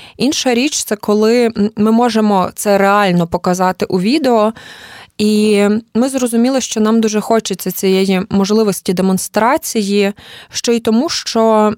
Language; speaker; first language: Ukrainian; native; Ukrainian